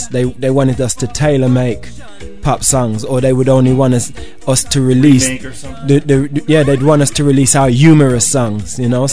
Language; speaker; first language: English; native; English